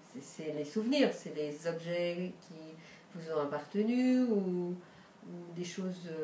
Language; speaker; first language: French; early bilingual, other home language; Romanian